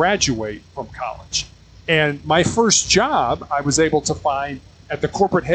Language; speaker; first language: English; native; English